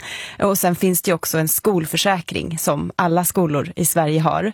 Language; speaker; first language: Swedish; native; Swedish